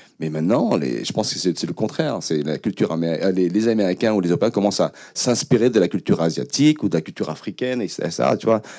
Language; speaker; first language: French; early bilingual, other home language; Khmer